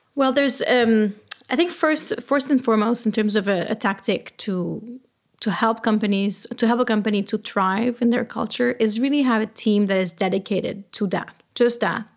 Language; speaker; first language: English; non-native, fluent; French